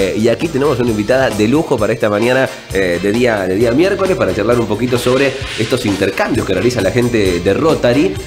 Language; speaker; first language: Spanish; native; Spanish